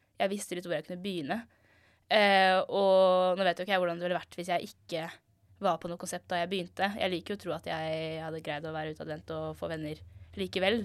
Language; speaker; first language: Norwegian; native; Norwegian